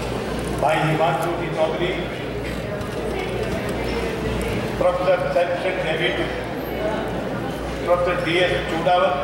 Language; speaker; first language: Hindi; native; Hindi